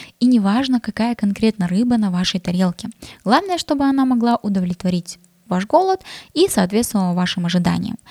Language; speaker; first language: Russian; native; Russian